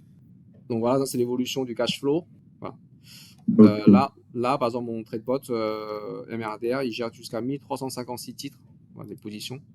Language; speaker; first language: French; native; French